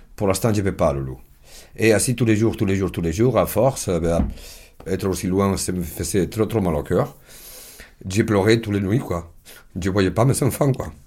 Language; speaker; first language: French; non-native, fluent; Spanish